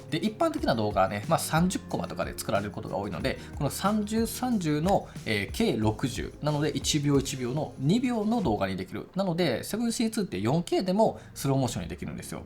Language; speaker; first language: Japanese; native; Japanese